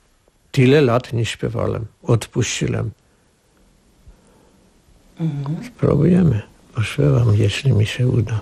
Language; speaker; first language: Polish; non-native, learner; Armenian